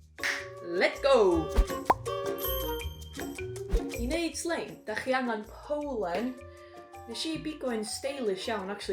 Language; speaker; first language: Welsh; native; Welsh